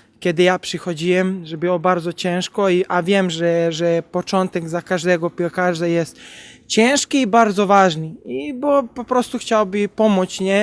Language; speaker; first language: Polish; non-native, learner; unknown